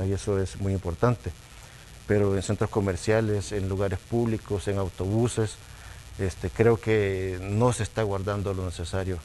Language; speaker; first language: Spanish; native; Spanish